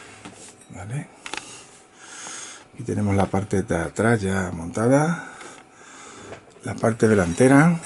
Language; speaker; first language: Spanish; native; Spanish